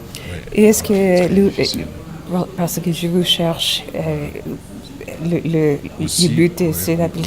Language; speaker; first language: French; non-native, learner; English